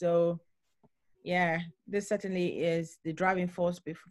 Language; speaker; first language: English; non-native, local second language; Yoruba